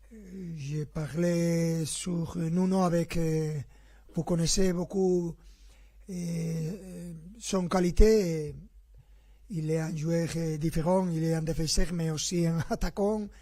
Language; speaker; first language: French; non-native, fluent; Spanish